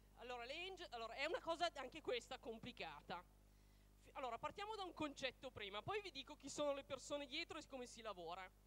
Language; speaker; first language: Italian; native; Italian